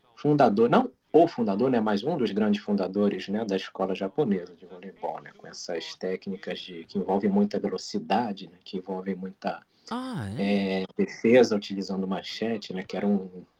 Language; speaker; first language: Portuguese; native; Portuguese